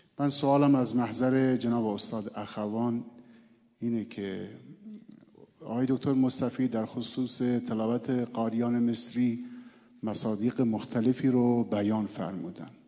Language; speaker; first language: Persian; native; Persian